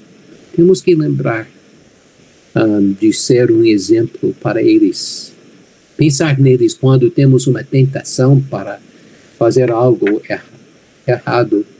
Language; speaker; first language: Portuguese; non-native, fluent; English